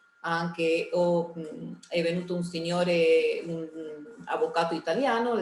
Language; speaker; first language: Italian; early bilingual, heritage; Spanish